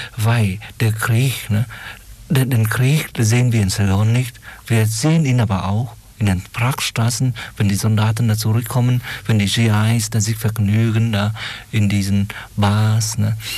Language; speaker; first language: German; non-native, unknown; Vietnamese